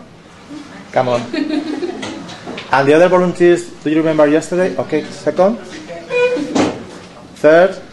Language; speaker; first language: English; non-native, fluent; Spanish